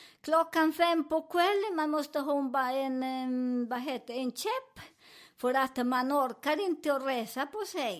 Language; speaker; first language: Swedish; non-native, learner; Spanish